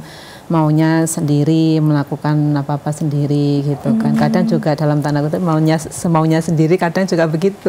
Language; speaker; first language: Indonesian; native; Indonesian